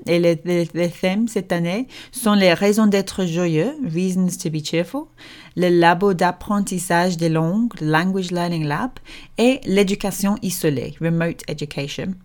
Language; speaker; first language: French; non-native, fluent; English